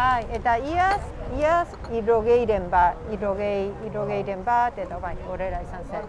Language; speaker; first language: Basque; non-native, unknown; Japanese